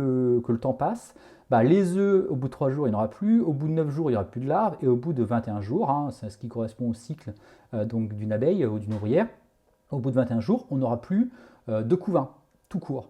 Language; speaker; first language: French; native; French